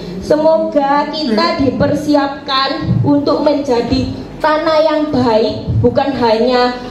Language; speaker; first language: Indonesian; native; Indonesian